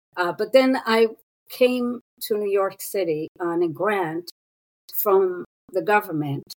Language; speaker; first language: English; non-native, fluent; Hebrew